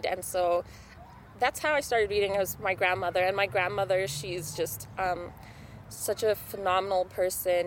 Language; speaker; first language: English; non-native, local second language; Shona